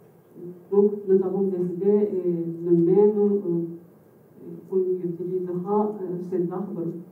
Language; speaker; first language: French; non-native, fluent; Japanese